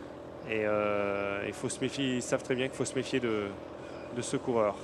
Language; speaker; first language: French; native; French